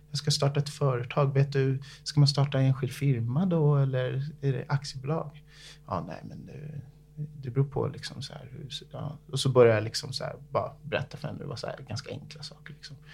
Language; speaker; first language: Swedish; native; Swedish